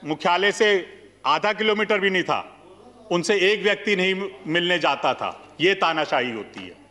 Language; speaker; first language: Hindi; native; Hindi